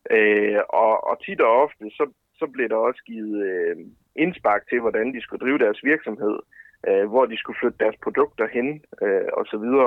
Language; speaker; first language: Danish; native; Danish